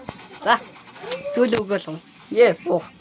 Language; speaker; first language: Mongolian; native; Mongolian